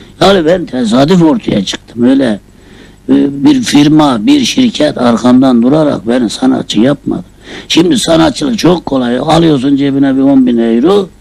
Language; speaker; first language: Turkish; native; Turkish